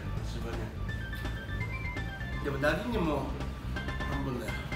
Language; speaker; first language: Indonesian; non-native, learner; Japanese